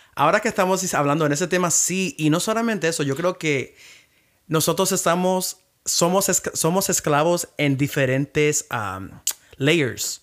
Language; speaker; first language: Spanish; early bilingual, heritage; Spanish